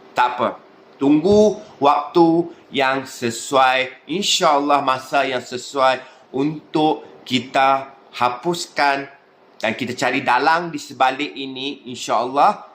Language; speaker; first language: Malay; native; Malay